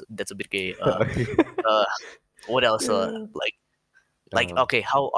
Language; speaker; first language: English; early bilingual, other home language; Spanish